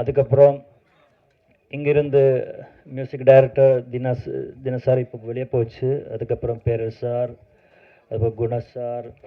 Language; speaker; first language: Tamil; non-native, learner; Malayalam